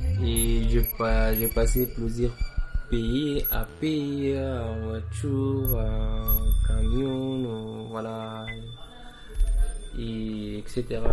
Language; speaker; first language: French; non-native, learner; Persian